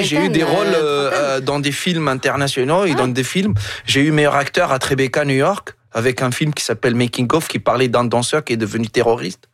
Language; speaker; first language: French; non-native, local second language; Arabic